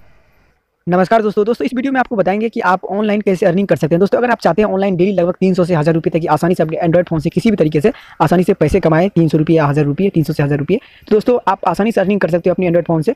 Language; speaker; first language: Hindi; native; Hindi